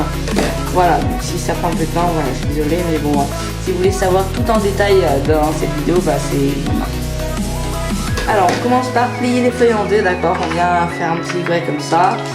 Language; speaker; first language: French; native; French